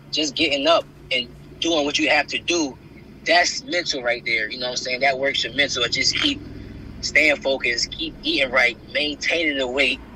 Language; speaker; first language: English; native; English